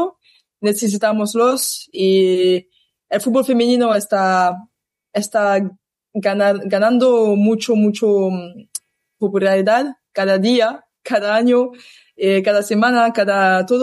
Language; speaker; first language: Spanish; non-native, learner; French